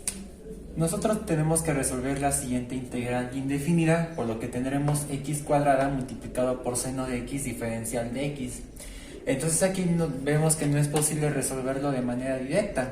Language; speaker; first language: Spanish; native; Spanish